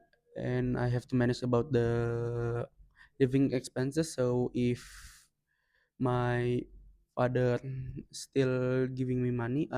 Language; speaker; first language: English; non-native, learner; Indonesian